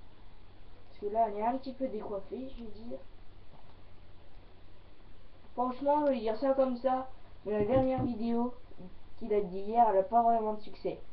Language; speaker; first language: French; native; French